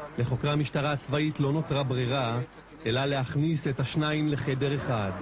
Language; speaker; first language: Hebrew; native; Hebrew